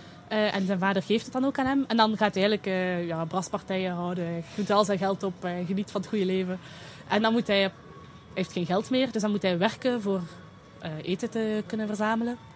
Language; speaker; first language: Dutch; native; Dutch